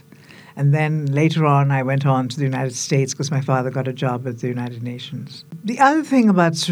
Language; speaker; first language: English; non-native, local second language; Tamil